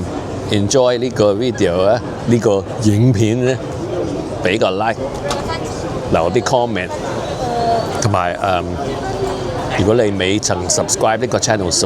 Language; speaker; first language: Cantonese; early bilingual, heritage; English